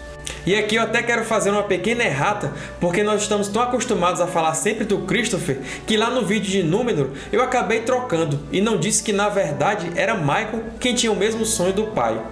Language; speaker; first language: Portuguese; native; Portuguese